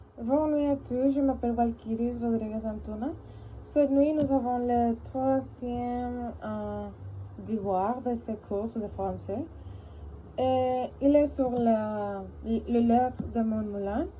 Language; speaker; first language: French; non-native, learner; Spanish